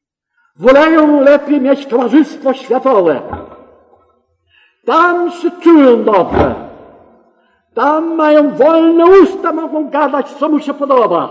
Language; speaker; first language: Polish; native; Polish